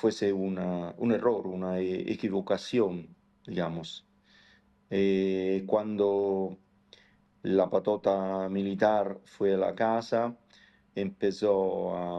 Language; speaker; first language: Spanish; non-native, fluent; Italian